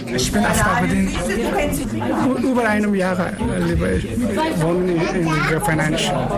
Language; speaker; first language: German; non-native, learner; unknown